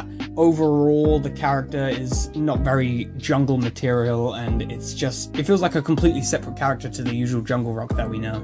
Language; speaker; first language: English; native; English